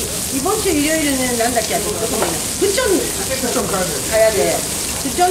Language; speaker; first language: Korean; non-native, learner; Japanese